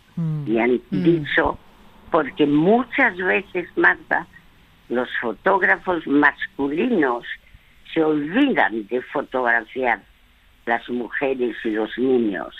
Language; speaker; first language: Spanish; early bilingual, other home language; French